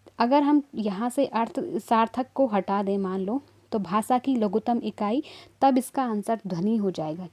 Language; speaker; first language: Hindi; native; Hindi